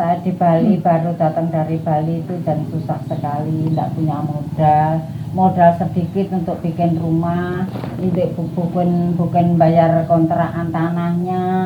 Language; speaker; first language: Indonesian; non-native, local second language; Javanese